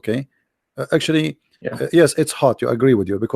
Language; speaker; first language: English; non-native, local second language; Arabic